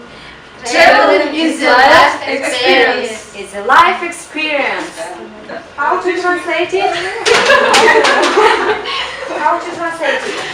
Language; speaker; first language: English; non-native, fluent; Russian